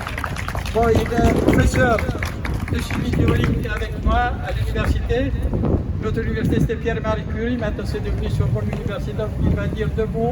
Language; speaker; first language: French; non-native, fluent; Kurdish